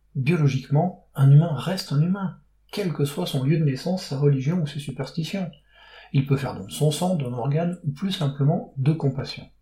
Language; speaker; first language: French; native; French